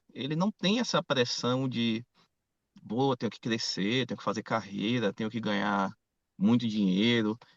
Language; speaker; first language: Portuguese; native; Portuguese